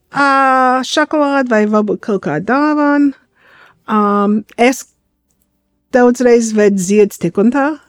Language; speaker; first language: Latvian; early bilingual, heritage; Latvian